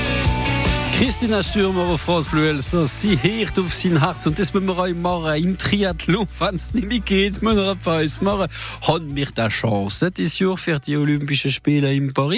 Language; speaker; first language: German; native; German